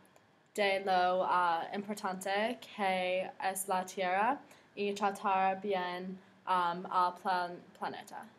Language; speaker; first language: Spanish; non-native, learner; English